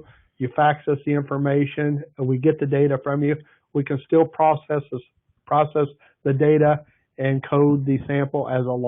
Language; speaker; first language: English; native; English